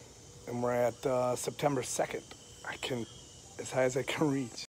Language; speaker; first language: English; native; English